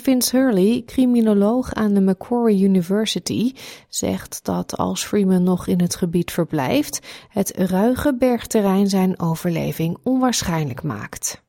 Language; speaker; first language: Dutch; native; Dutch